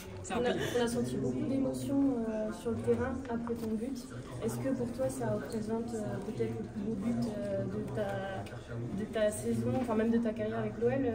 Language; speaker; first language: French; native; French